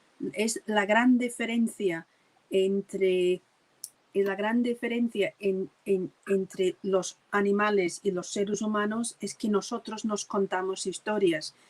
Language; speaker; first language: Spanish; non-native, fluent; English